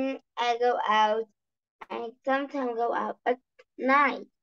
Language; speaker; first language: English; non-native, learner; Vietnamese